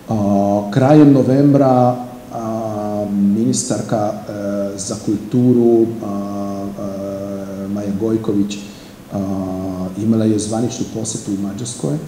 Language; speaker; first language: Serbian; non-native, fluent; Hungarian